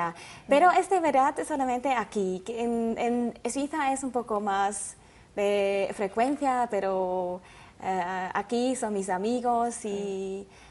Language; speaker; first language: Spanish; non-native, learner; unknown